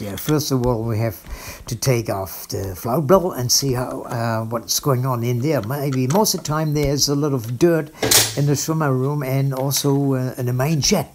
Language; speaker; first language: English; non-native, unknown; German